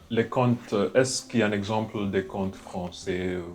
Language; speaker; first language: French; non-native, fluent; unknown